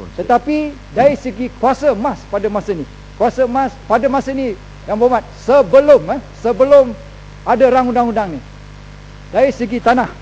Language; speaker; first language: Malay; native; Malay